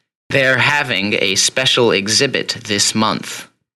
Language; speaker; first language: English; native; English